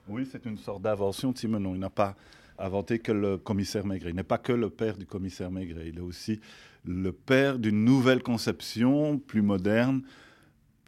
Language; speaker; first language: French; native; French